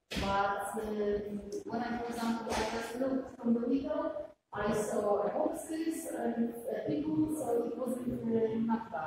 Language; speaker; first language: English; non-native, fluent; Polish